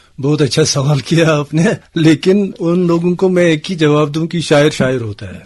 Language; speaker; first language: Urdu; non-native, local second language; Kashmiri